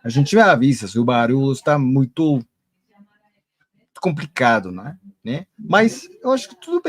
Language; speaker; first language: Portuguese; non-native, learner; Spanish